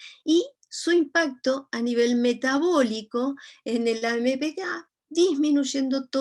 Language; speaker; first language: Spanish; native; Spanish